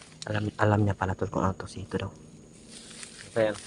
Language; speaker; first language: Filipino; non-native, local second language; Cebuano